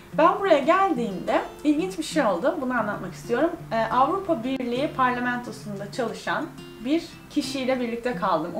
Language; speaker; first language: Turkish; native; Turkish